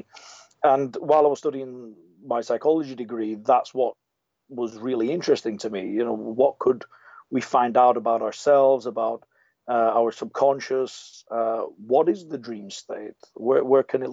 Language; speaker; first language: English; native; English